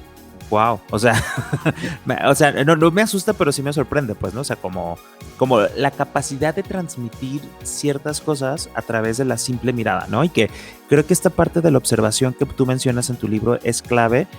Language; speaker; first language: Spanish; native; Spanish